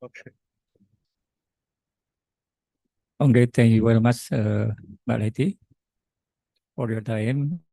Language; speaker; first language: English; non-native, learner; Indonesian